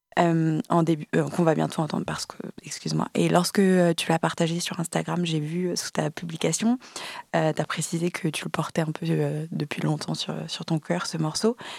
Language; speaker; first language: French; native; French